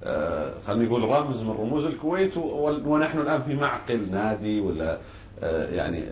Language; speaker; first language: Arabic; native; Arabic